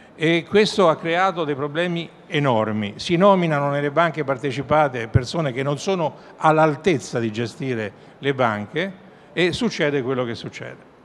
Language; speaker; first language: Italian; native; Italian